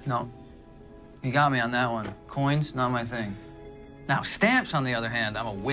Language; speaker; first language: English; native; English